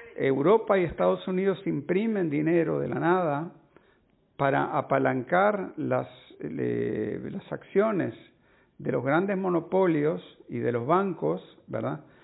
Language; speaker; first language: Spanish; native; Spanish